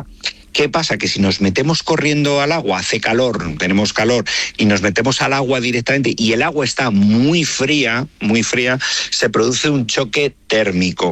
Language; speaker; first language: Spanish; native; Spanish